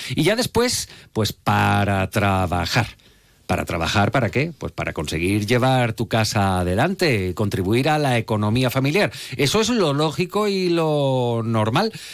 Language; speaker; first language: Spanish; native; Spanish